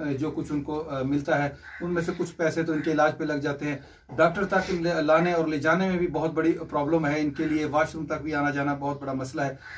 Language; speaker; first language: Urdu; non-native, local second language; Punjabi